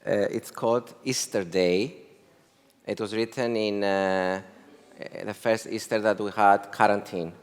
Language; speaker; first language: English; non-native, fluent; Greek